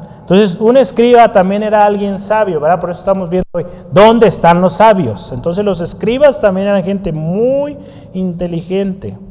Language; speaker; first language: Spanish; native; Spanish